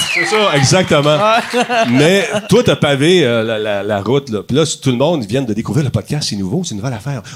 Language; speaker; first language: French; native; French